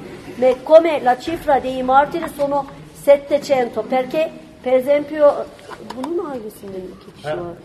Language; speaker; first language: Italian; non-native, fluent; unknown